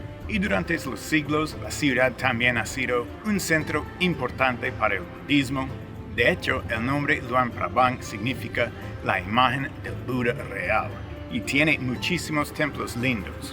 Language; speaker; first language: Spanish; non-native, fluent; English